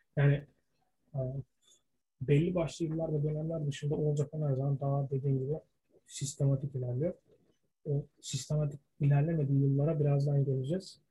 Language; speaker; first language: Turkish; early bilingual, heritage; Turkish